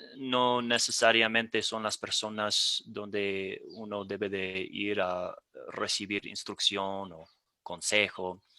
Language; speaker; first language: Spanish; non-native, fluent; English